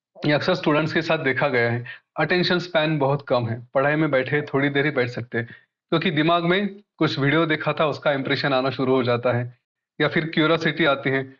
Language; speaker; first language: Hindi; non-native, local second language; Marathi